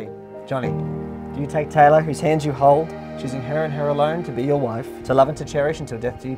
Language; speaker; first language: English; native; English